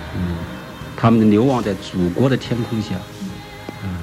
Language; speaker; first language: Chinese; native; Chinese